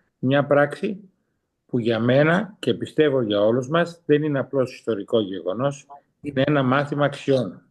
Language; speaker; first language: Greek; early bilingual, heritage; Greek